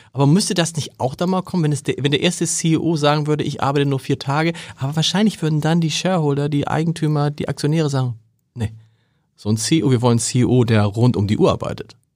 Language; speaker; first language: German; native; German